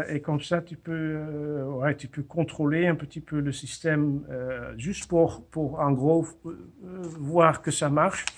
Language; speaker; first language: French; non-native, fluent; Dutch